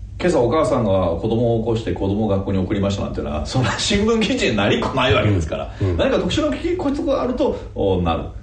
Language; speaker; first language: Japanese; native; Japanese